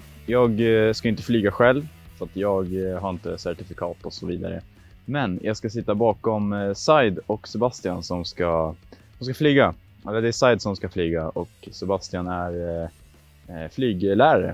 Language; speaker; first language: Swedish; native; Swedish